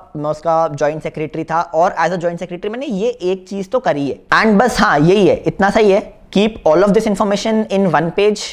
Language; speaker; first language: Hindi; native; Hindi